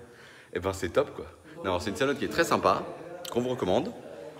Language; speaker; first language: French; native; French